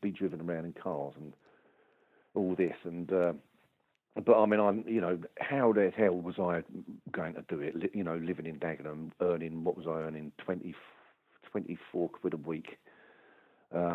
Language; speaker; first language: English; native; English